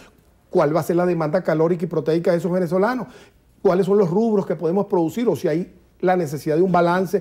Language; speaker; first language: Spanish; native; Spanish